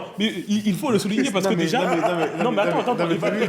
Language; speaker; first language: French; native; French